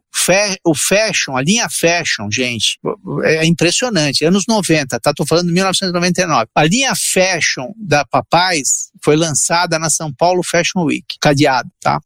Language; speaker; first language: Portuguese; early bilingual, other home language; Italian